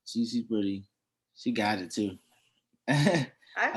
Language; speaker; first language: English; native; English